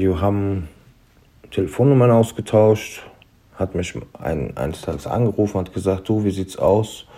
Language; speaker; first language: German; early bilingual, other home language; Turkish